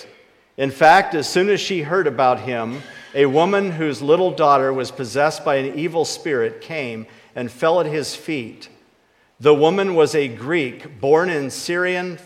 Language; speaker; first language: English; native; English